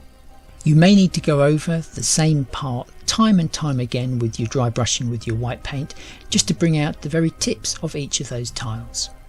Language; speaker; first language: English; native; English